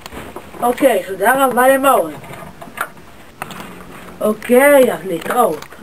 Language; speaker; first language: Hebrew; native; Hebrew